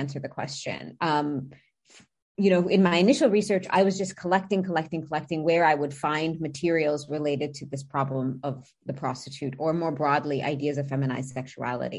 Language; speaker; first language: English; native; English